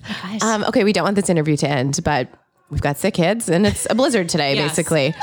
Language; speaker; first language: English; native; English